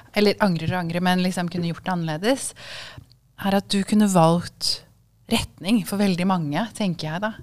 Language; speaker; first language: Norwegian; early bilingual, other home language; Kurdish